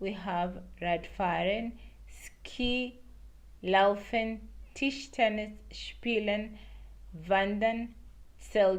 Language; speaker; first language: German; non-native, learner; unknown